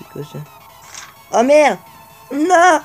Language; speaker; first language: French; native; French